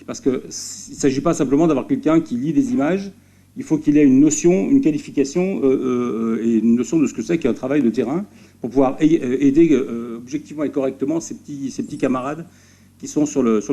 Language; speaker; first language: French; native; French